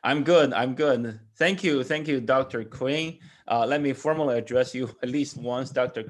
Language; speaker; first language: English; non-native, fluent; Chinese